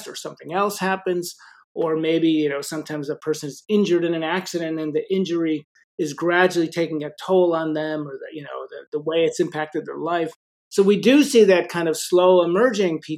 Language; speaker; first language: English; native; English